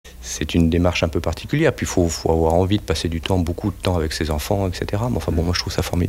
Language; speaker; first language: French; native; French